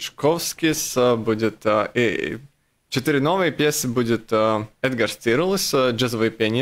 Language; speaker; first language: Russian; non-native, local second language; Latvian